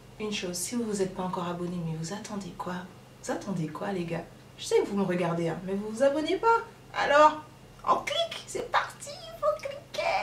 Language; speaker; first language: French; native; French